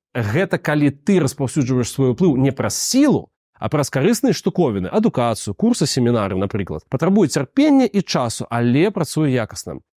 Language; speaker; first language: Belarusian; non-native, local second language; Russian